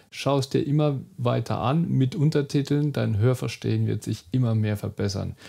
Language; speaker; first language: German; native; German